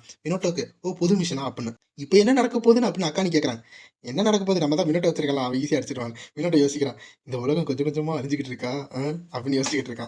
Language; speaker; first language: Tamil; native; Tamil